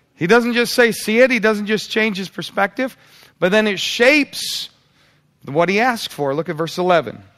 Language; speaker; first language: English; native; English